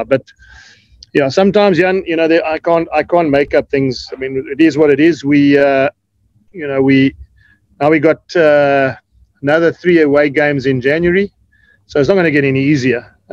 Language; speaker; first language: English; native; English